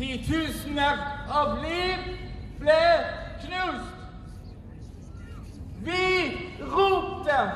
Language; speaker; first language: Norwegian; non-native, fluent; Persian